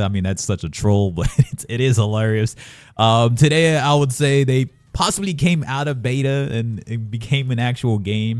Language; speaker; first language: English; native; English